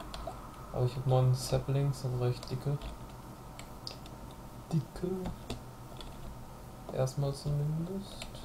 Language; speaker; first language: German; native; German